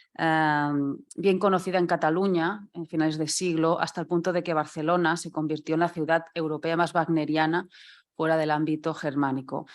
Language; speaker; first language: Spanish; non-native, local second language; Catalan